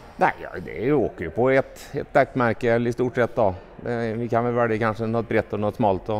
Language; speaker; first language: Swedish; native; Swedish